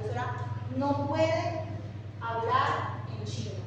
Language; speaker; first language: Spanish; non-native, fluent; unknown